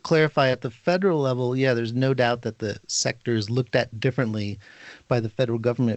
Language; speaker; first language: English; native; English